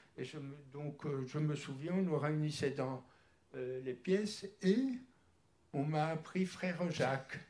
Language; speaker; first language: French; early bilingual, other home language; Yiddish